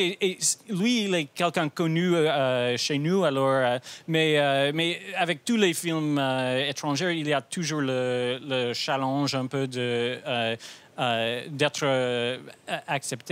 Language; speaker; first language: French; non-native, fluent; English